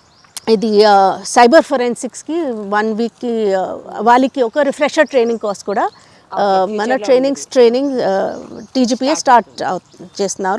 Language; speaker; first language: Telugu; non-native, fluent; Hindi